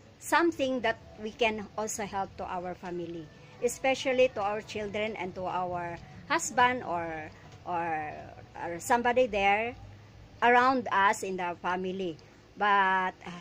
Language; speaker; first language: English; non-native, local second language; Filipino